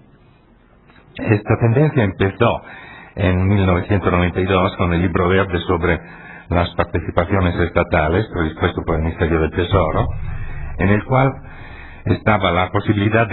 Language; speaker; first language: Spanish; non-native, fluent; Italian